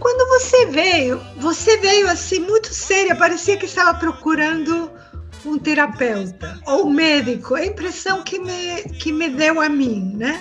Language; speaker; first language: Portuguese; non-native, fluent; Spanish